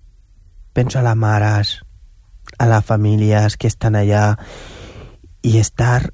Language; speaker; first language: Catalan; non-native, local second language; Wolof